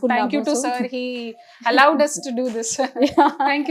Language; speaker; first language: Telugu; non-native, local second language; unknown